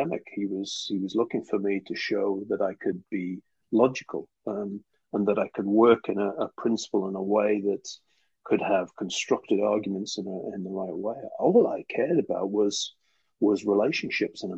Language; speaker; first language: English; native; English